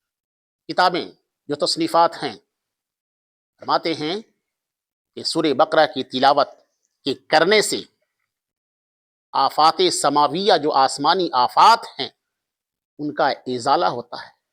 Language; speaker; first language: Urdu; native; Urdu